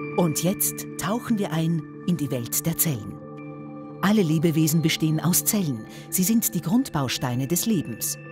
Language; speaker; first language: German; native; German